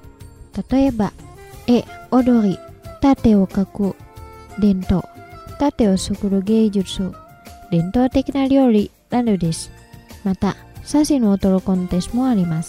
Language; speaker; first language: Japanese; non-native, fluent; Indonesian